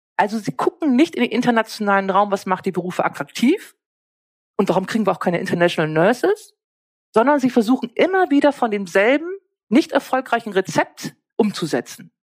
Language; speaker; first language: German; native; German